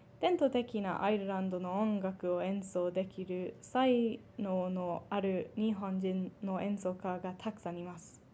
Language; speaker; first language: Japanese; non-native, fluent; English